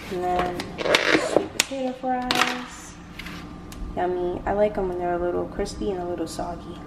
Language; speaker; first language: English; native; English